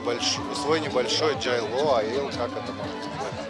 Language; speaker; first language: Russian; native; Russian